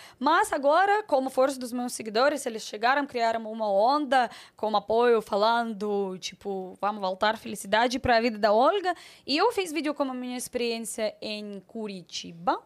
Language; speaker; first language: Portuguese; non-native, fluent; Russian